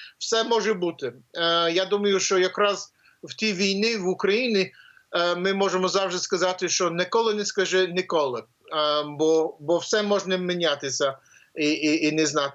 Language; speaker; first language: Ukrainian; early bilingual, heritage; English